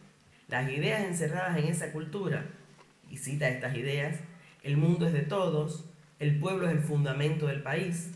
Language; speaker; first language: Spanish; native; Spanish